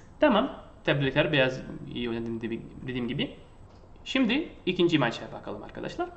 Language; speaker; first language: Turkish; non-native, fluent; Russian